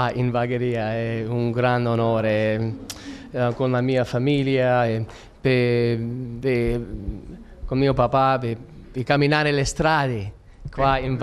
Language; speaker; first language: Italian; early bilingual, heritage; English